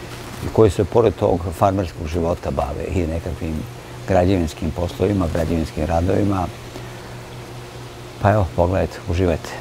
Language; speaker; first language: Croatian; native; Croatian